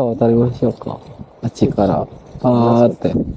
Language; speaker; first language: Japanese; non-native, learner; Indonesian